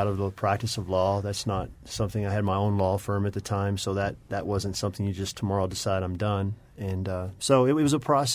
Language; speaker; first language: English; native; English